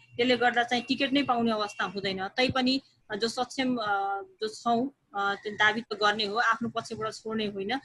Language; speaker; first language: Nepali; non-native, local second language; Bhojpuri